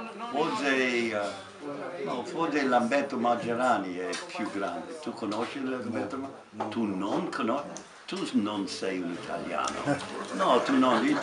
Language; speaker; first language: Italian; non-native, learner; English